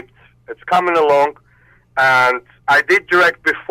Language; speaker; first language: English; non-native, fluent; Armenian